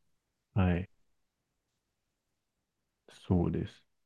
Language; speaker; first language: Japanese; non-native, fluent; Chinese